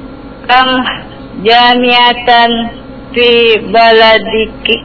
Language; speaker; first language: Arabic; non-native, learner; Indonesian